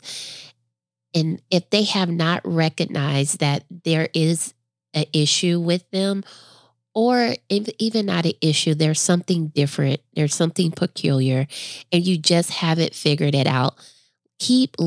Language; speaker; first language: English; native; English